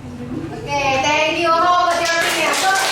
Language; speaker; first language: English; non-native, learner; Indonesian